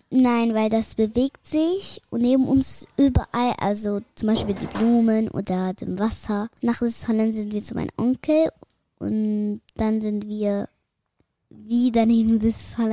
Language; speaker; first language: German; early bilingual, other home language; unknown